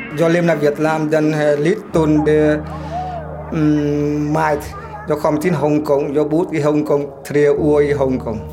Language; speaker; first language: Swedish; non-native, learner; Vietnamese